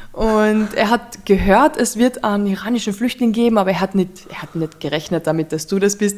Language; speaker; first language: German; native; German